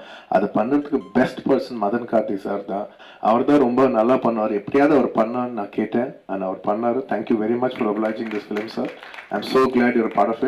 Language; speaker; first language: Tamil; non-native, local second language; Telugu